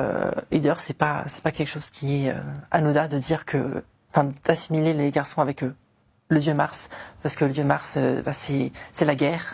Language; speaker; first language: French; native; French